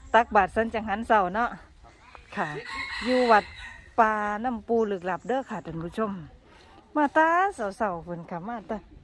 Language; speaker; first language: Thai; native; Thai